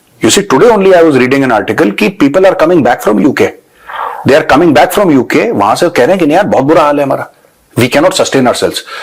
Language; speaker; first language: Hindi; native; Hindi